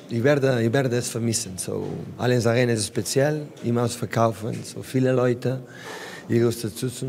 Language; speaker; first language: German; non-native, learner; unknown